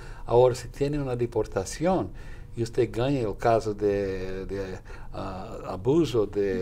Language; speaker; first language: Spanish; non-native, fluent; Portuguese